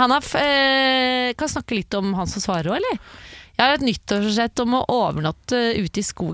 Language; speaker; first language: Norwegian; native; Norwegian